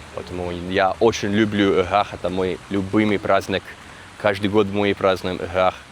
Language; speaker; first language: Russian; non-native, fluent; English